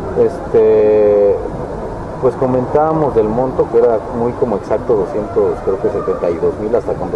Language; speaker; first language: Spanish; native; Spanish